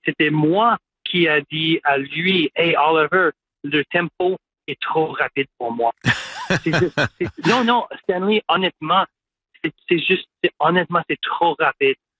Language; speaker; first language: French; non-native, local second language; English